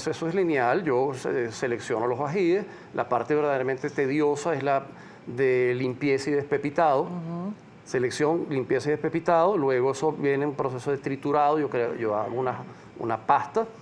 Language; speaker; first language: Spanish; native; Spanish